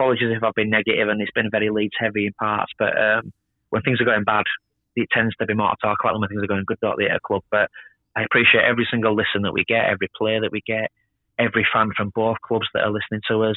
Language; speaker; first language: English; native; English